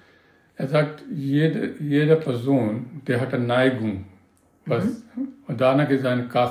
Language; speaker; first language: German; non-native, learner; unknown